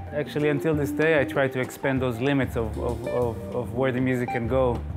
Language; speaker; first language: English; non-native, fluent; Hebrew